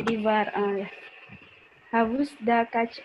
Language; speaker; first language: Turkish; non-native, learner; Indonesian